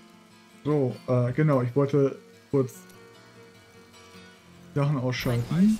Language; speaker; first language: German; native; German